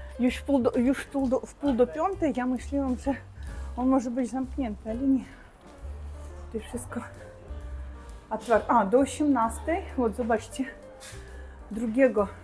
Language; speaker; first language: Polish; non-native, learner; Russian